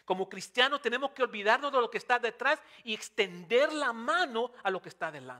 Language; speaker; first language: Spanish; non-native, fluent; English